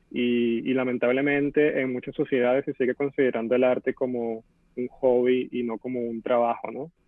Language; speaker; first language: Spanish; native; Spanish